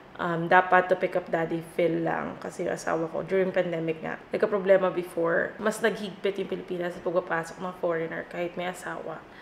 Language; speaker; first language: Filipino; native; Filipino